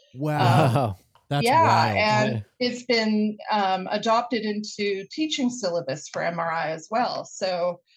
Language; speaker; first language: English; native; English